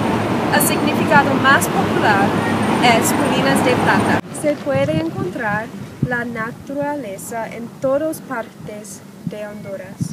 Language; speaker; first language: Spanish; non-native, learner; English